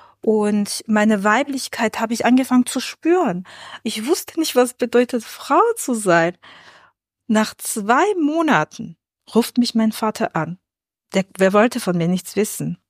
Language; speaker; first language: German; non-native, fluent; Armenian